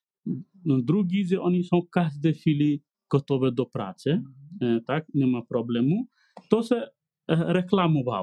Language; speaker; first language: Polish; non-native, learner; Nepali